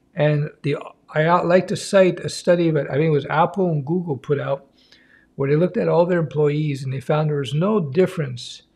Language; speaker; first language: English; native; English